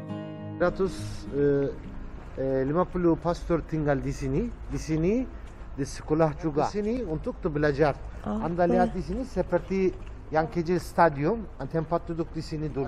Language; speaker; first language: Indonesian; non-native, learner; Turkish